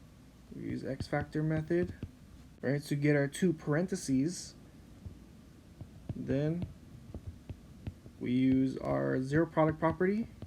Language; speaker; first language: English; native; English